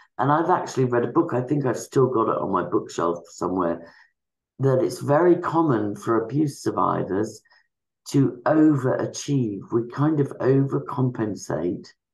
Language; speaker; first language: English; native; English